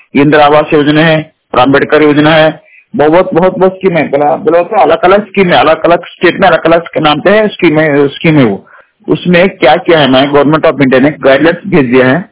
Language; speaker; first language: Hindi; non-native, local second language; Kannada